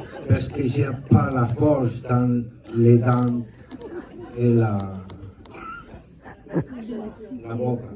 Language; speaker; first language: French; non-native, learner; Spanish